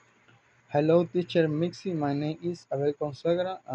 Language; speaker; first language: English; non-native, learner; Spanish